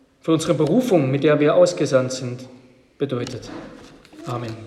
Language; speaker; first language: German; native; German